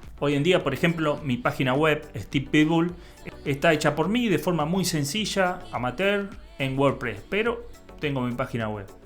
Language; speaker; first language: Spanish; native; Spanish